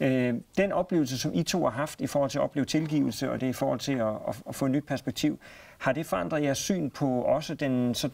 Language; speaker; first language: Danish; native; Danish